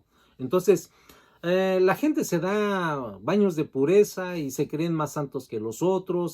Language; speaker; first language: Spanish; native; Spanish